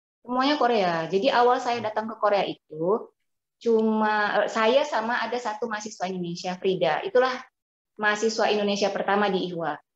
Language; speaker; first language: Indonesian; native; Indonesian